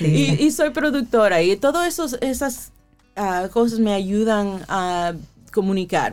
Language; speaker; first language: Spanish; early bilingual, heritage; Spanish